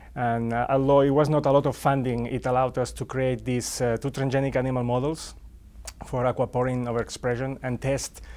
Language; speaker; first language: English; non-native, fluent; Spanish